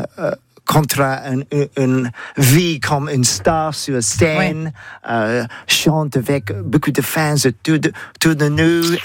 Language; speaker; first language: French; non-native, learner; English